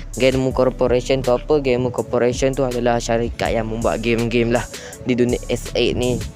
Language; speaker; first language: Malay; native; Malay